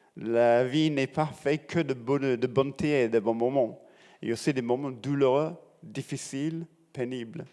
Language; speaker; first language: French; non-native, fluent; English